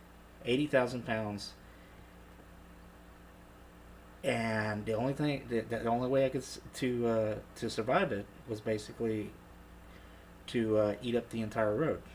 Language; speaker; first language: English; native; English